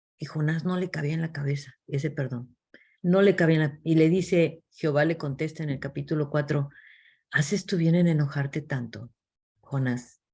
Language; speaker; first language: Spanish; early bilingual, heritage; English